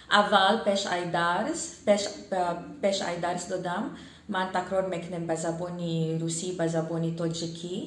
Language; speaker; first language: Tajik; non-native, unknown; Filipino